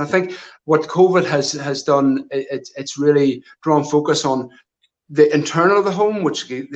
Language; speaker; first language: English; native; English